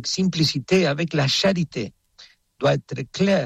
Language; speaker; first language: French; non-native, fluent; Spanish